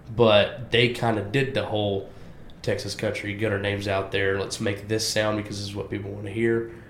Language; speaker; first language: English; native; English